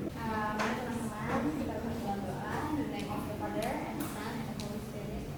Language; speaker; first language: English; non-native, learner; Indonesian